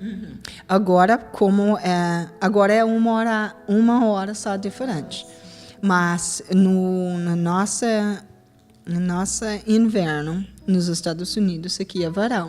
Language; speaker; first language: Portuguese; non-native, fluent; English